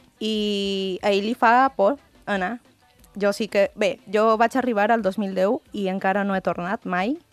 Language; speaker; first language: Catalan; early bilingual, other home language; Spanish